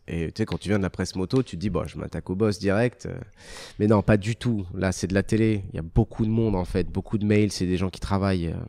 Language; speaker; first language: French; early bilingual, other home language; Arabic